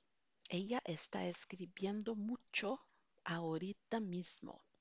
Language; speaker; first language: Spanish; non-native, fluent; Norwegian